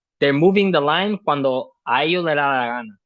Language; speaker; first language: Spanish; early bilingual, heritage; Spanish